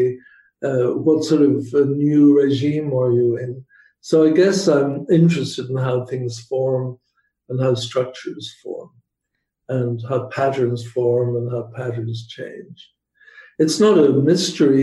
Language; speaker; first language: English; native; English